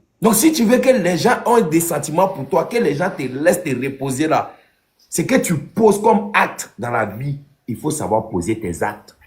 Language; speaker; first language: French; non-native, local second language; Dyula